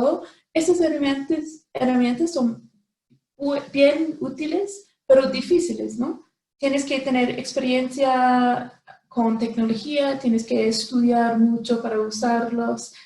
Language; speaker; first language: Spanish; non-native, fluent; English